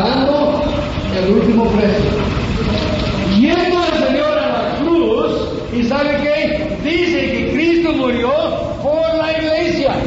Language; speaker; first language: Spanish; non-native, fluent; English